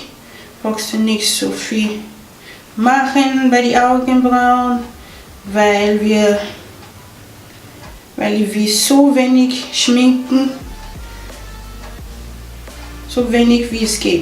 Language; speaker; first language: German; non-native, fluent; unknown